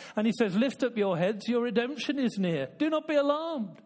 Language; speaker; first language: English; native; English